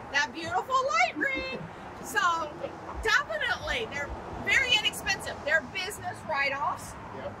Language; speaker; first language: English; native; English